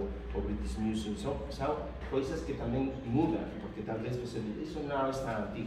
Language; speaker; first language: Portuguese; non-native, fluent; Spanish